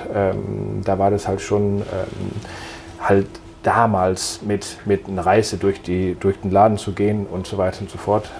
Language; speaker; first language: German; non-native, fluent; Danish